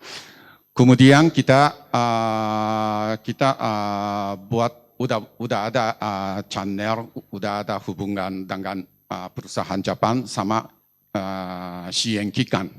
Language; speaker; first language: Indonesian; non-native, learner; Japanese